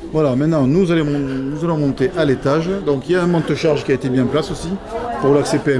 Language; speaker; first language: French; native; French